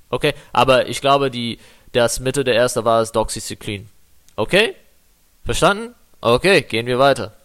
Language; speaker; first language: German; non-native, fluent; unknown